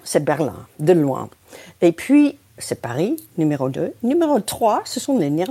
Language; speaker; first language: French; non-native, fluent; Dutch